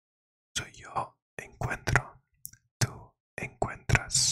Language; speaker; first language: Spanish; non-native, learner; English